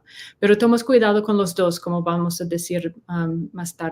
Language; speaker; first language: Spanish; non-native, learner; English